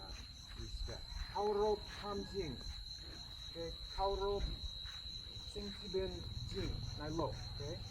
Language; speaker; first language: Thai; non-native, learner; English